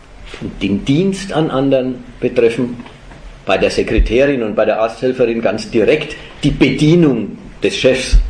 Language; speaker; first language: German; native; German